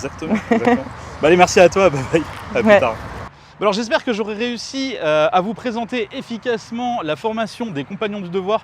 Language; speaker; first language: French; native; French